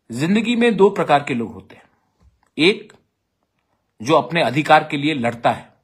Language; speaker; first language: Hindi; non-native, local second language; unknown